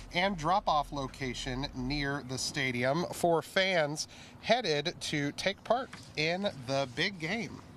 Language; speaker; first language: English; native; English